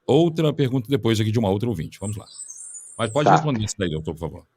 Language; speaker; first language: Portuguese; native; Portuguese